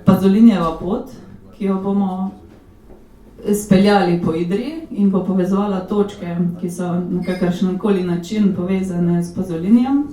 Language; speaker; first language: Slovenian; native; Slovenian